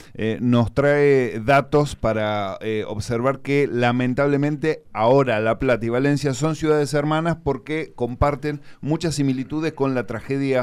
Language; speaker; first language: Spanish; native; Spanish